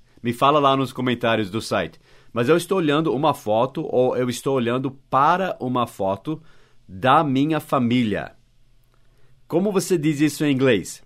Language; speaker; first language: Portuguese; non-native, fluent; English